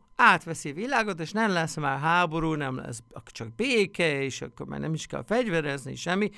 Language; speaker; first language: Hungarian; non-native, fluent; English